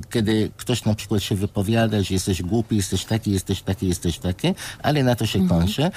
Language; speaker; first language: Polish; non-native, fluent; Arabic